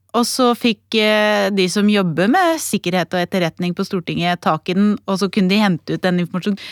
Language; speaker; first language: Norwegian; native; Norwegian